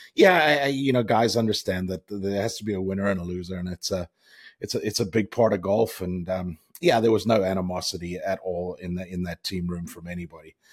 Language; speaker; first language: English; native; English